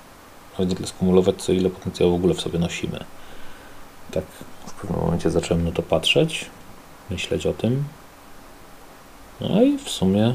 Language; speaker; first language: Polish; native; Polish